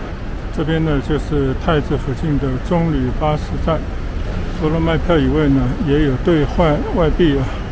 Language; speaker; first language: Chinese; native; Chinese